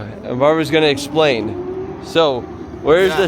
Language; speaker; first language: English; native; English